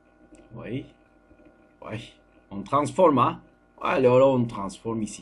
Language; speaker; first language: French; non-native, fluent; Turkish